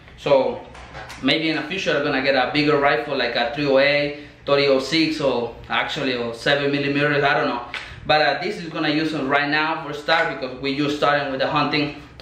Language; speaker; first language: English; non-native, learner; Spanish